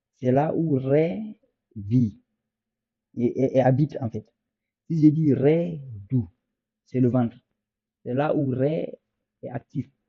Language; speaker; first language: French; non-native, local second language; Fula